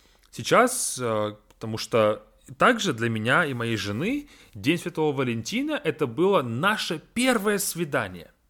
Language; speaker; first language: Russian; native; Russian